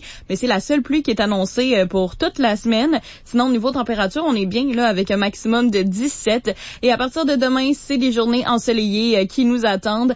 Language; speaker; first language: French; native; French